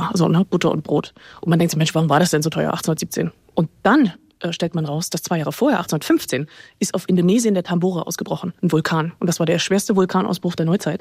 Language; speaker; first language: German; native; German